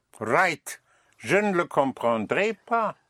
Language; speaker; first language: French; non-native, fluent; English